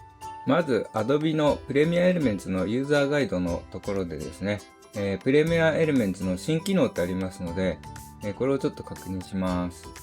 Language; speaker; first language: Japanese; native; Japanese